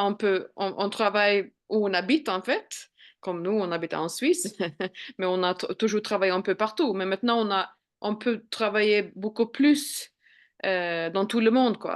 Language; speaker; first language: French; non-native, fluent; Swedish